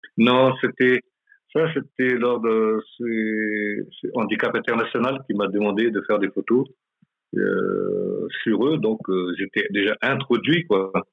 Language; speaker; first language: French; non-native, local second language; Malagasy